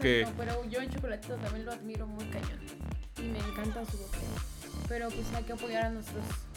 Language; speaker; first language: Spanish; native; Spanish